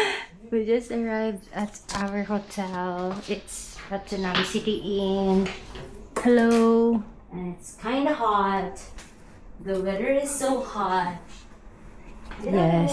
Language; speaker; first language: English; non-native, local second language; Filipino